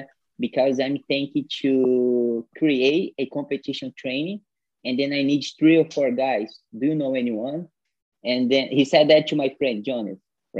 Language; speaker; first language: English; non-native, fluent; Portuguese